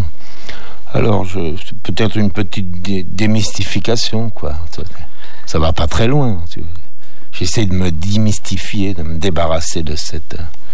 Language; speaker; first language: French; native; French